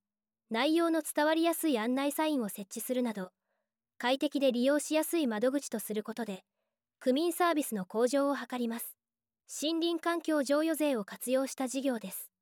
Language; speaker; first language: Japanese; native; Japanese